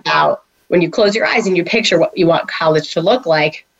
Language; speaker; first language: English; native; English